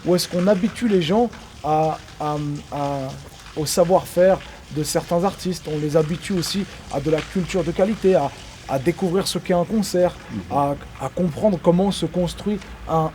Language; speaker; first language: French; native; French